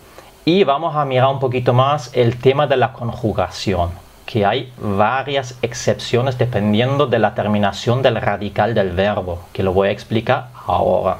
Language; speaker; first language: Spanish; non-native, fluent; German